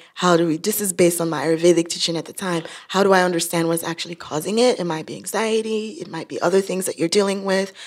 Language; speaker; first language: English; non-native, local second language; Yoruba